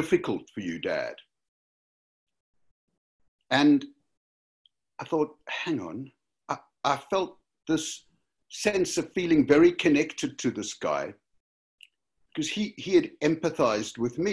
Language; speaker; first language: English; native; English